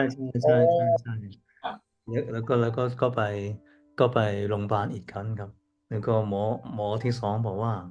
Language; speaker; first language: Thai; non-native, learner; Cantonese